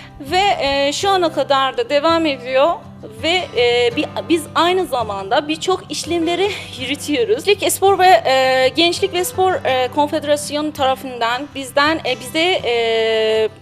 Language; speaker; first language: Turkish; non-native, learner; Persian